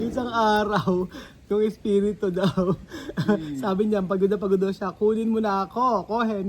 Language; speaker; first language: Filipino; native; Filipino